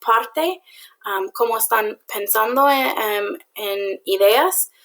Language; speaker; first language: Spanish; non-native, learner; English